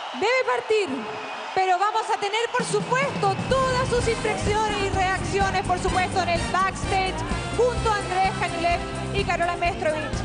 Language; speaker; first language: Spanish; native; Spanish